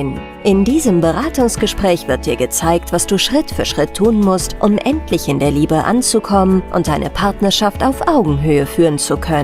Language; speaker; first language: German; native; German